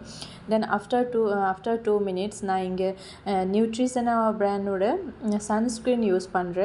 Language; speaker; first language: Tamil; non-native, fluent; Assamese